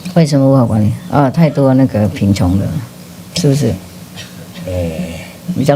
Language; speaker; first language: Chinese; non-native, fluent; Vietnamese